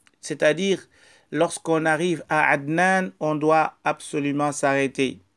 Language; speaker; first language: French; non-native, local second language; Wolof